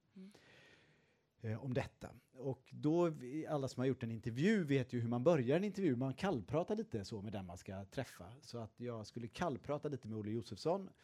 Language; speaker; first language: Swedish; native; Swedish